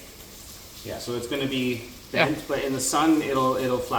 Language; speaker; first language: English; native; English